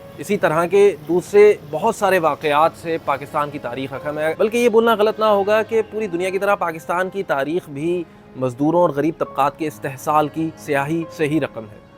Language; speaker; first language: Urdu; native; Urdu